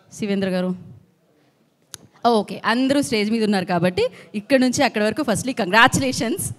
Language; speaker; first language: Telugu; native; Telugu